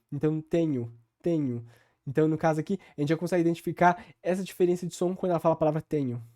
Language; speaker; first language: Portuguese; native; Portuguese